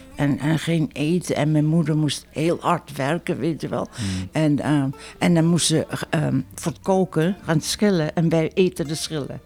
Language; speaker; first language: Dutch; native; Dutch